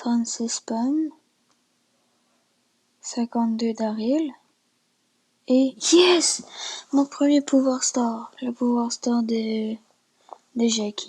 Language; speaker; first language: French; native; French